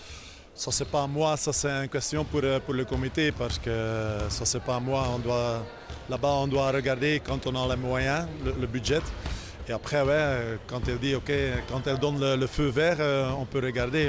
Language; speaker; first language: French; non-native, fluent; Dutch